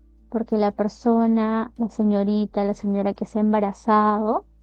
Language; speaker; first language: Spanish; native; Spanish